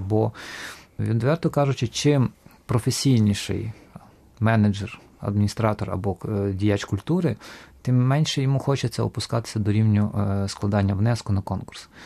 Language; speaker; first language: Ukrainian; native; Ukrainian